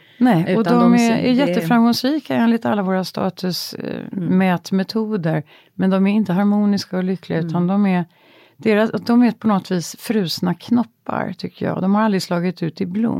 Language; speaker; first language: Swedish; native; Swedish